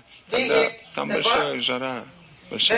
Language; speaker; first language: Russian; non-native, learner; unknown